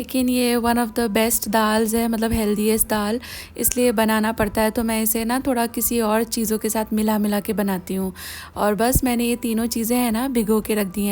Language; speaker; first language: Hindi; native; Hindi